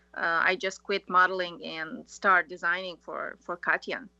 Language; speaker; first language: English; early bilingual, other home language; Romanian